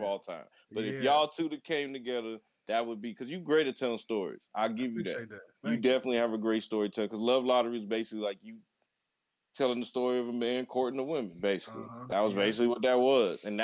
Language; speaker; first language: English; native; English